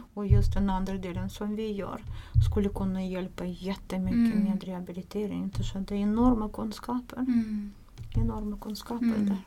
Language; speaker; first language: Swedish; non-native, fluent; Russian